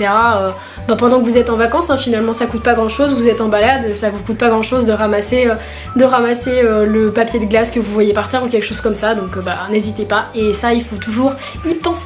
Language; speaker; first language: French; native; French